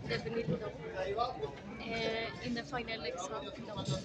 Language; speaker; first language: English; non-native, learner; Spanish